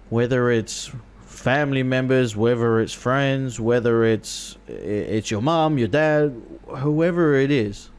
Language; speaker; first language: English; native; English